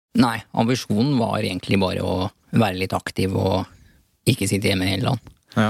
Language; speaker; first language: Norwegian; early bilingual, other home language; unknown